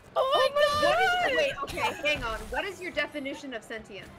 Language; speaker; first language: English; native; English